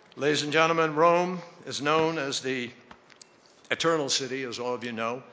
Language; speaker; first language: English; native; English